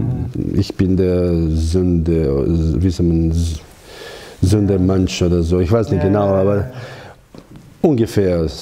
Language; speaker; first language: German; non-native, learner; Croatian